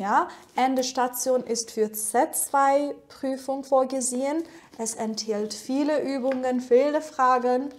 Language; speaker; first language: German; non-native, fluent; Persian